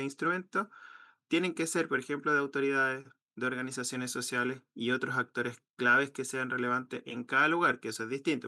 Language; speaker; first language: Spanish; native; Spanish